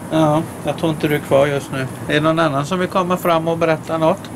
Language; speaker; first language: Swedish; native; Swedish